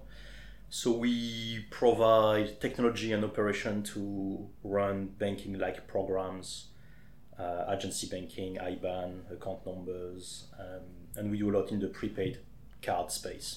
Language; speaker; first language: English; non-native, fluent; French